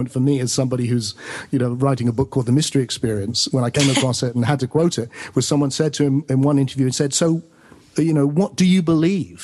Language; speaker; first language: English; native; English